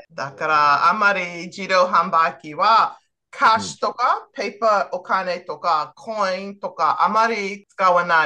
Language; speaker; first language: Japanese; non-native, learner; English